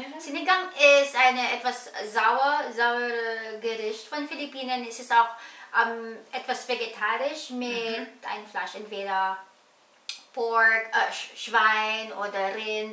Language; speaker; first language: German; non-native, learner; Filipino